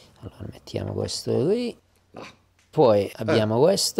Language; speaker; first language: Italian; native; Italian